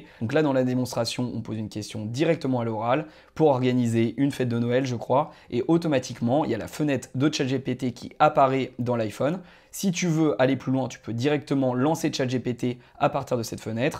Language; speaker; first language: French; native; French